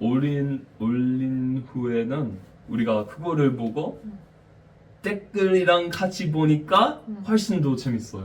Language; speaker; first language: Korean; non-native, fluent; English